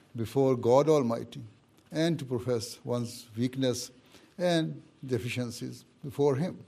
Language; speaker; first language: English; non-native, local second language; Urdu